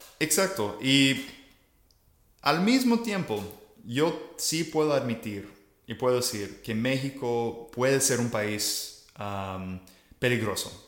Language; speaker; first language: Spanish; non-native, fluent; English